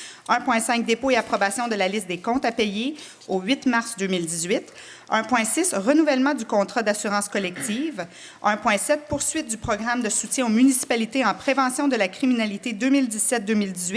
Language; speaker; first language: French; native; French